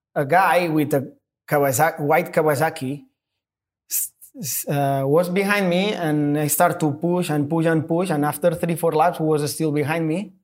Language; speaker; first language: English; non-native, fluent; Spanish